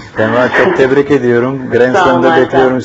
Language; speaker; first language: Turkish; non-native, fluent; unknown